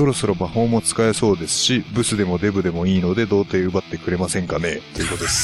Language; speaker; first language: Japanese; native; Japanese